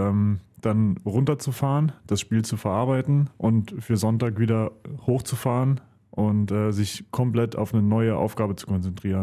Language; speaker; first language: German; native; German